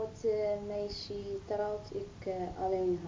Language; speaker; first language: Dutch; non-native, learner; Arabic